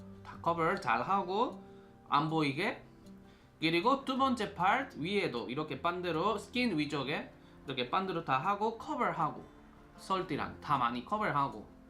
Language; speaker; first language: Korean; non-native, fluent; Spanish